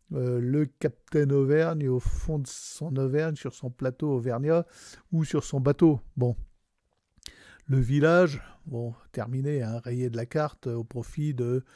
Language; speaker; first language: French; native; French